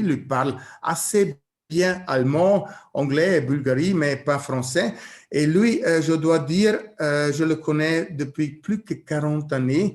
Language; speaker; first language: French; non-native, learner; German